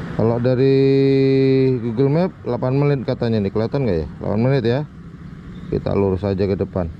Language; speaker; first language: Indonesian; non-native, local second language; Madurese